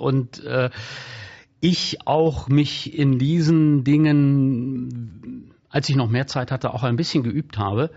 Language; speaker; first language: German; native; German